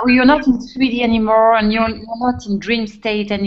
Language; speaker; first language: English; non-native, fluent; French